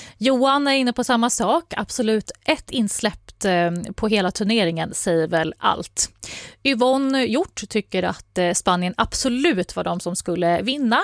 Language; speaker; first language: Swedish; native; Swedish